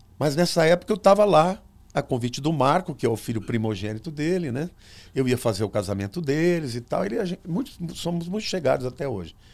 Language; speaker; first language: Portuguese; native; Portuguese